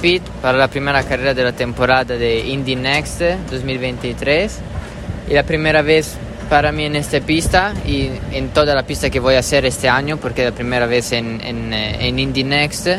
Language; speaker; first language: Spanish; non-native, learner; Italian